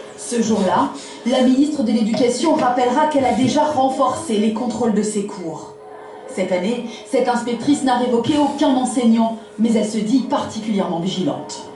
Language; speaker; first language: French; native; French